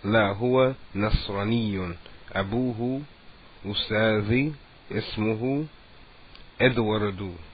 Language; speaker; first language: Arabic; non-native, fluent; English